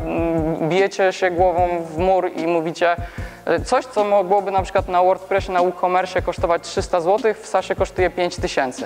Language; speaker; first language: Polish; native; Polish